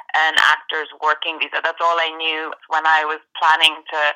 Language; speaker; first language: English; native; English